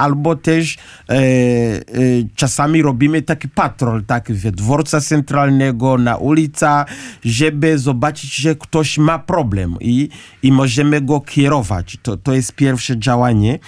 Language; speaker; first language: Polish; non-native, learner; Kinyarwanda